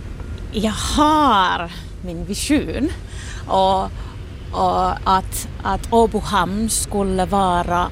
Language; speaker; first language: Swedish; non-native, local second language; Finnish